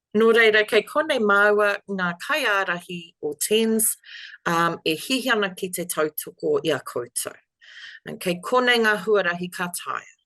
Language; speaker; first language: Māori; non-native, local second language; English